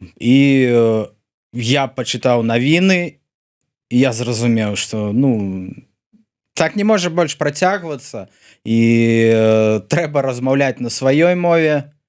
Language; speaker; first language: Belarusian; non-native, local second language; Russian